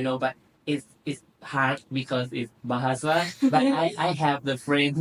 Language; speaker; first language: English; non-native, learner; Thai